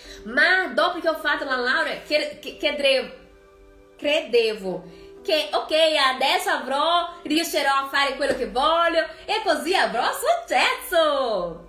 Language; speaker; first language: Italian; non-native, fluent; Portuguese